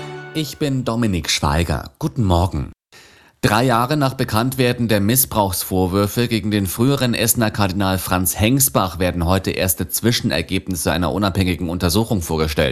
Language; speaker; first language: German; native; German